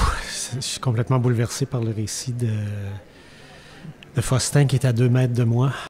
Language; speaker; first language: French; native; French